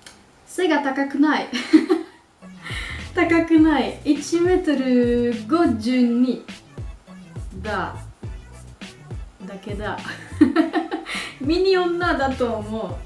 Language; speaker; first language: Japanese; non-native, learner; French